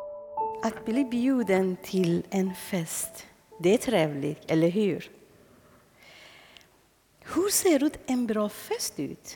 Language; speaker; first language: Swedish; non-native, fluent; Persian